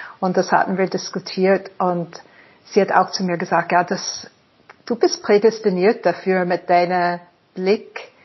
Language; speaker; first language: German; non-native, fluent; English